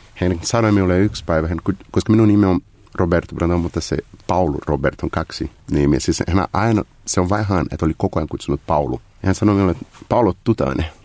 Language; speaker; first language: Finnish; non-native, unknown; Portuguese